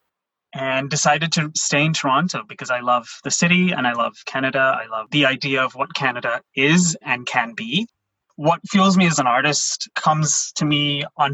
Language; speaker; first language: English; non-native, local second language; Sinhala